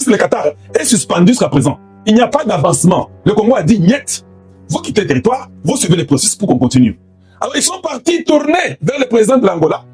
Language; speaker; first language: French; non-native, local second language; Lingala